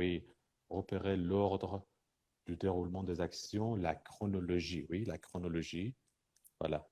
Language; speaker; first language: French; non-native, fluent; Persian